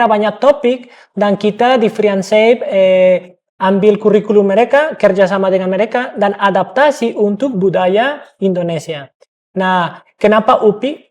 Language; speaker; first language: Indonesian; non-native, fluent; English